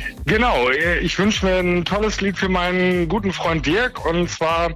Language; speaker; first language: German; native; German